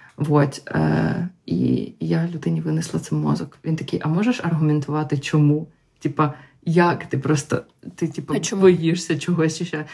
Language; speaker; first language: Ukrainian; non-native, local second language; Russian